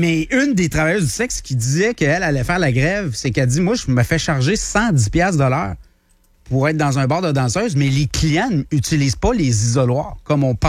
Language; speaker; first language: French; native; French